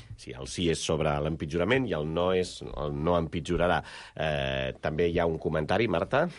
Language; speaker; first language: Catalan; native; Catalan